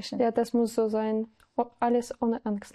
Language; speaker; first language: German; non-native, learner; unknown